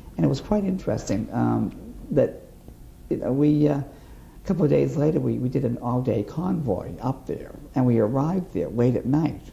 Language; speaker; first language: English; native; English